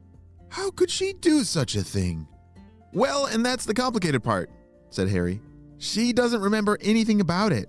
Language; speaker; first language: English; native; English